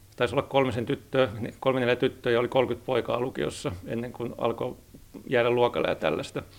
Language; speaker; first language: Finnish; native; Finnish